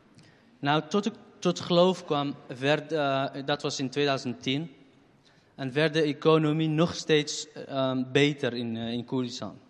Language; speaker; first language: Dutch; non-native, fluent; Kurdish